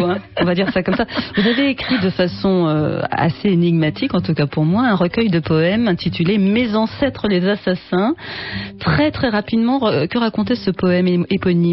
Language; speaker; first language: French; native; French